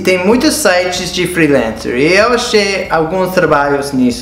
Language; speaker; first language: Portuguese; non-native, fluent; English